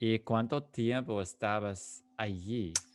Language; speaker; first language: Spanish; non-native, fluent; English